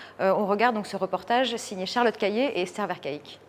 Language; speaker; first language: French; native; French